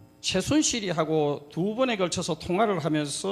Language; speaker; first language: Korean; native; Korean